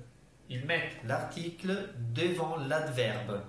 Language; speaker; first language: French; non-native, fluent; Italian